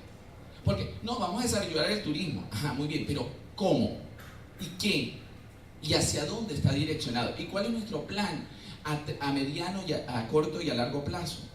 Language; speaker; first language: Spanish; native; Spanish